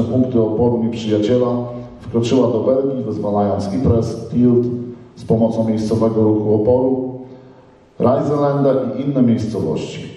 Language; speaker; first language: Polish; native; Polish